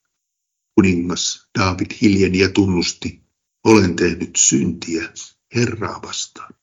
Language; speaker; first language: Finnish; native; Finnish